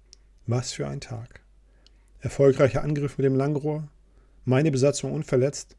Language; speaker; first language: German; native; German